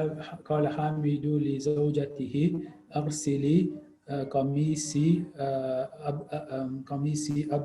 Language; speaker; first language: Arabic; non-native, learner; English